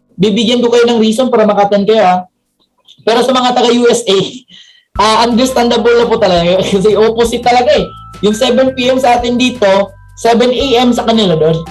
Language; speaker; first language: Filipino; non-native, local second language; Cebuano